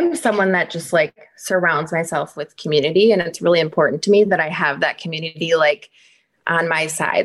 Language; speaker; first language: English; native; English